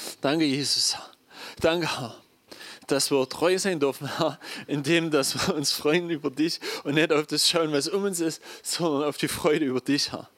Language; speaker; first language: German; native; German